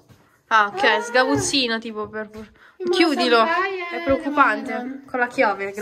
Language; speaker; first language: Italian; early bilingual, other home language; Filipino